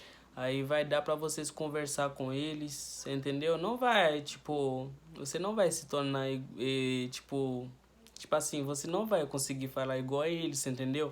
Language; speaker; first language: Portuguese; non-native, learner; Haitian Creole